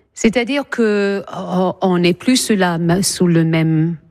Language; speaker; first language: French; non-native, fluent; English